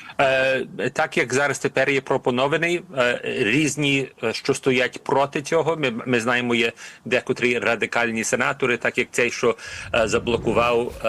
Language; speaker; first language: Ukrainian; early bilingual, heritage; Ukrainian